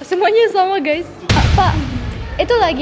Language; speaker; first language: Indonesian; non-native, fluent; German